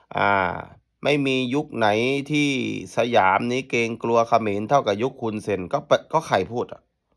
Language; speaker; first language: Thai; native; Thai